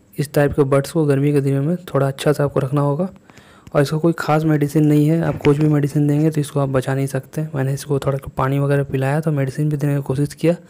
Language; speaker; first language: Hindi; native; Hindi